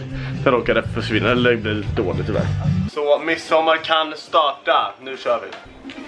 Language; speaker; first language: Swedish; native; Swedish